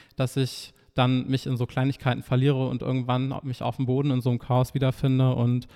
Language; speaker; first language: German; native; German